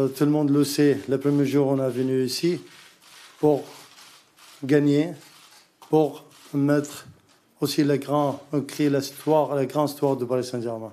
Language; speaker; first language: French; non-native, learner; Arabic